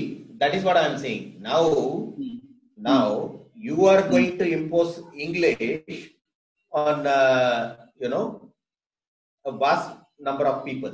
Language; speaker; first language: English; non-native, local second language; Tamil